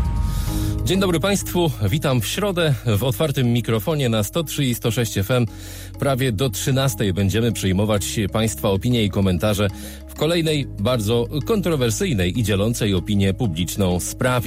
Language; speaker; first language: Polish; native; Polish